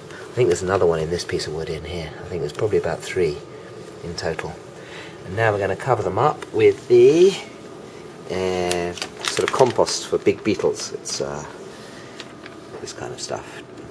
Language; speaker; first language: English; native; English